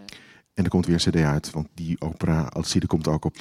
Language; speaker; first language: Dutch; native; Dutch